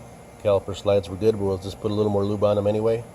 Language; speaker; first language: English; native; English